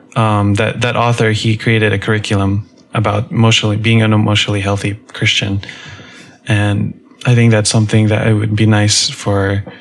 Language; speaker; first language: English; native; English